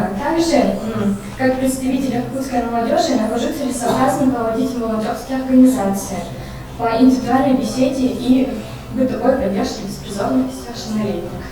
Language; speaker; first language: Russian; native; Russian